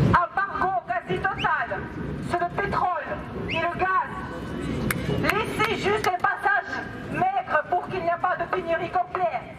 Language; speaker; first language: French; non-native, fluent; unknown